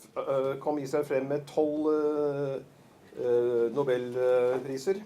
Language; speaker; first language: Norwegian; native; Norwegian